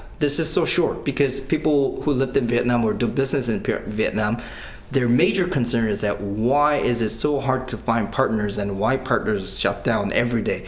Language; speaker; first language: English; non-native, fluent; Korean